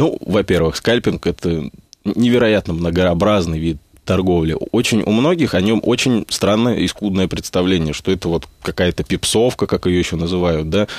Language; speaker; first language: Russian; native; Russian